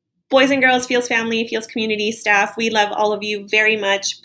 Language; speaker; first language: English; native; English